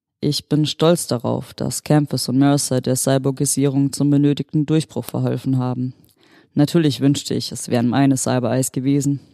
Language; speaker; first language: German; native; German